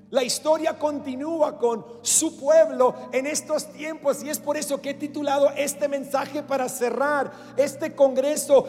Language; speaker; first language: Spanish; non-native, fluent; English